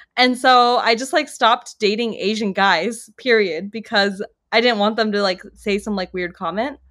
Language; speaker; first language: English; early bilingual, other home language; Japanese